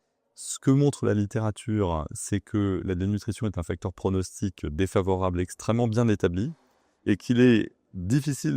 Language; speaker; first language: French; native; French